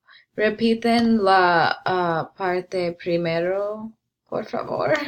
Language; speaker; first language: Spanish; non-native, learner; English